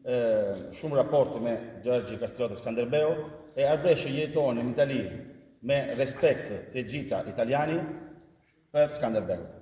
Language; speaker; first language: Albanian; early bilingual, heritage; Italian